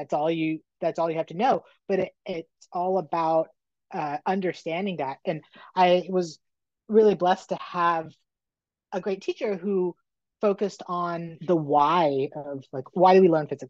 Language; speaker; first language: English; native; English